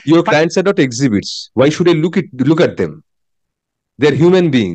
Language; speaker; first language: English; non-native, local second language; Bangla